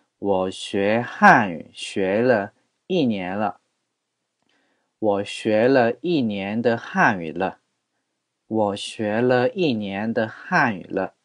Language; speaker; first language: Chinese; non-native, fluent; Korean